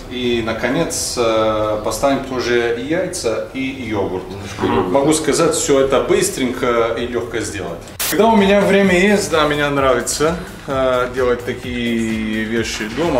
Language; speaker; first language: Russian; non-native, learner; Bulgarian